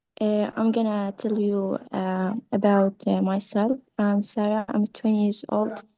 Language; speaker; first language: English; non-native, learner; Arabic